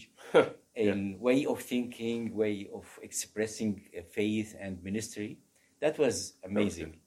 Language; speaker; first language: English; non-native, fluent; Arabic